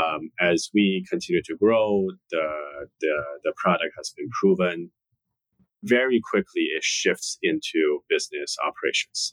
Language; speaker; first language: English; non-native, fluent; Chinese